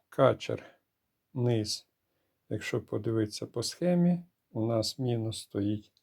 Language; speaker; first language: Ukrainian; native; Ukrainian